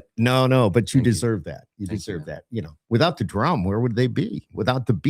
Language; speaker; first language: English; native; English